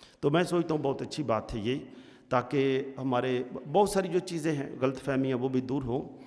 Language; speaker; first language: Urdu; non-native, local second language; Punjabi